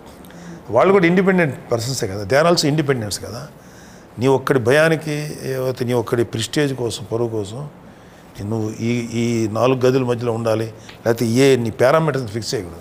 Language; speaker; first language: Telugu; native; Telugu